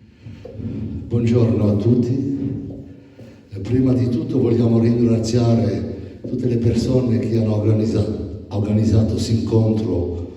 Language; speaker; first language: Italian; non-native, learner; French